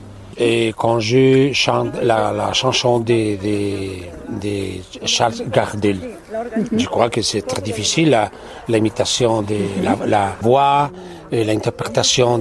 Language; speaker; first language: French; non-native, learner; Spanish